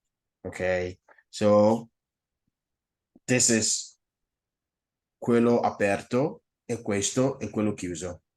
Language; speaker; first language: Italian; non-native, fluent; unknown